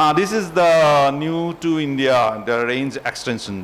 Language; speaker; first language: English; non-native, local second language; Assamese